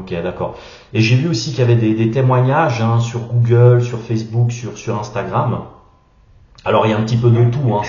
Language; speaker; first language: French; native; French